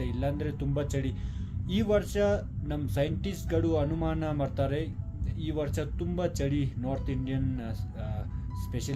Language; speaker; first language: Kannada; non-native, local second language; Ladakhi